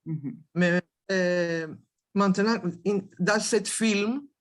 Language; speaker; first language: French; non-native, learner; Greek